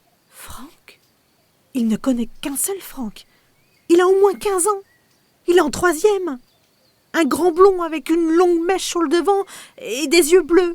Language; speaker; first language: French; native; French